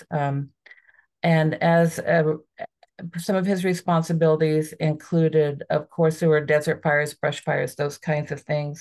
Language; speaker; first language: English; native; English